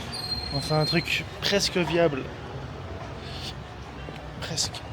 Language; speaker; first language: French; native; French